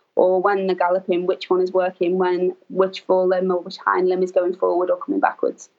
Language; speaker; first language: English; native; English